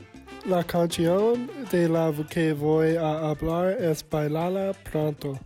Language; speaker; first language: Spanish; non-native, learner; English